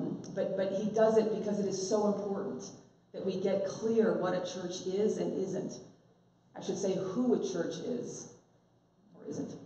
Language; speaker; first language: English; native; English